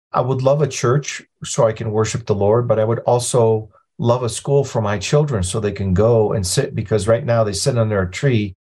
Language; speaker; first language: English; early bilingual, other home language; Arabic